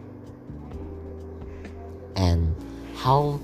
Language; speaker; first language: English; non-native, learner; Korean